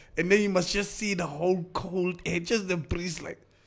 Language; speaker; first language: English; non-native, local second language; Afrikaans